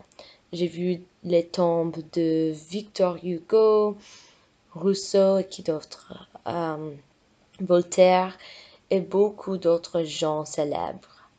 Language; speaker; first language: French; non-native, fluent; English